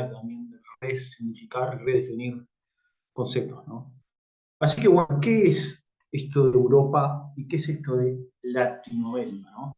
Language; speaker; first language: Spanish; native; Spanish